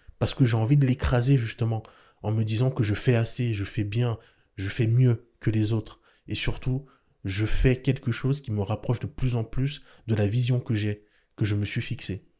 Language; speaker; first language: French; early bilingual, other home language; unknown